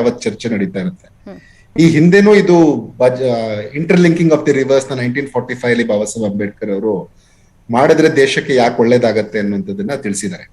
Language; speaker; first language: Kannada; native; Kannada